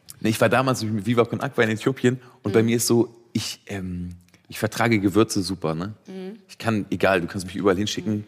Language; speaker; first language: German; native; German